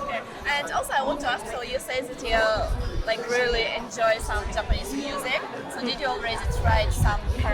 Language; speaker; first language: English; non-native, learner; Russian